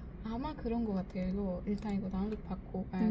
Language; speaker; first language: Korean; non-native, learner; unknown